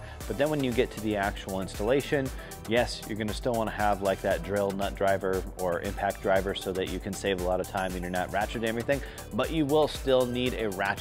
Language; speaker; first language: English; native; English